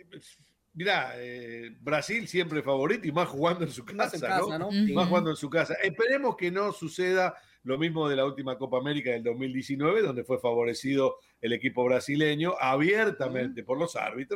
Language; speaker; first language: Spanish; native; Spanish